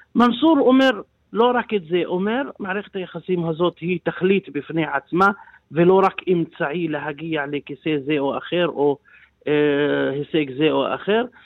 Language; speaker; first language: Hebrew; non-native, local second language; Arabic